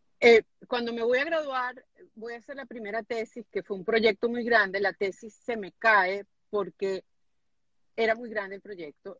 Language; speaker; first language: Spanish; native; Spanish